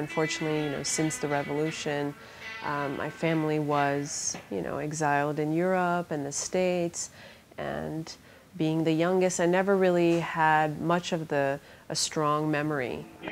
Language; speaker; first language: English; early bilingual, other home language; Persian